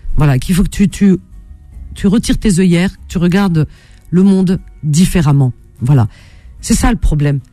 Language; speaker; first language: French; native; French